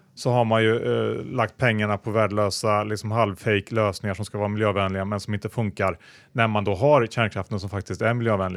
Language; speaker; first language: Swedish; native; Swedish